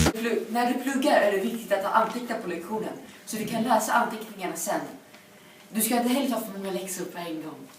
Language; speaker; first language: Swedish; native; Swedish